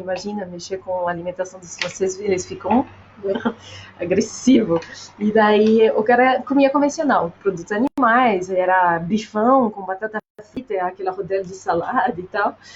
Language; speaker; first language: Portuguese; non-native, fluent; French